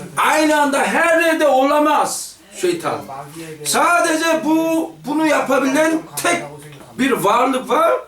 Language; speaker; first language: Turkish; non-native, fluent; Korean